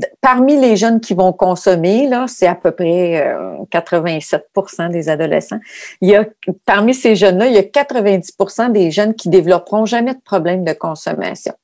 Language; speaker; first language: French; native; French